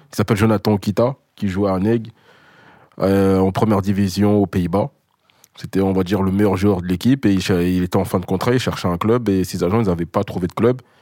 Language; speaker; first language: French; early bilingual, other home language; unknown